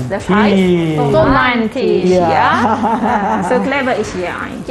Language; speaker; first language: German; non-native, fluent; Malay